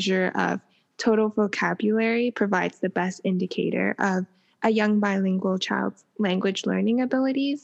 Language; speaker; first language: English; native; English